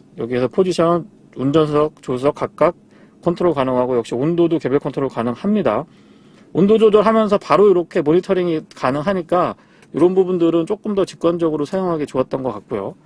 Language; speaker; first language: Korean; native; Korean